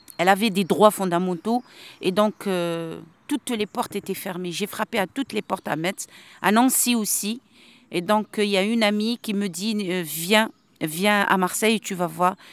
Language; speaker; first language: French; non-native, local second language; Arabic